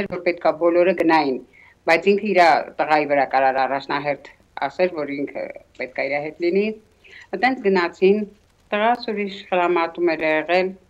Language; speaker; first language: Armenian; native; Armenian